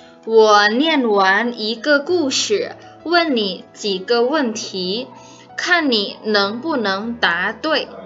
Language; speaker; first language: Chinese; non-native, fluent; Indonesian